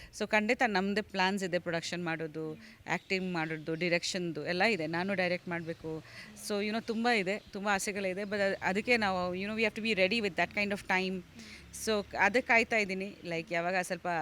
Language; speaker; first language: Kannada; non-native, fluent; Bangla